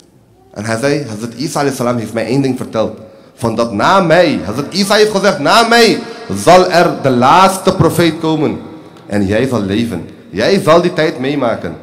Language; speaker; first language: Dutch; early bilingual, other home language; Urdu